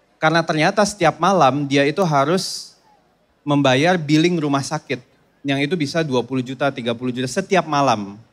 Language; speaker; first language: Indonesian; native; Indonesian